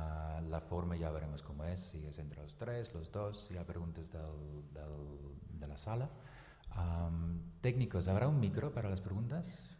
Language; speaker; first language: Spanish; non-native, local second language; Catalan